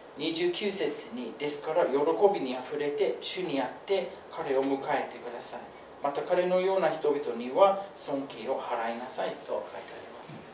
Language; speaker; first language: Japanese; non-native, fluent; English